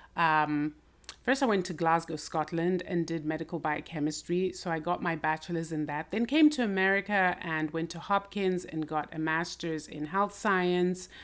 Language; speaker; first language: English; non-native, local second language; Shona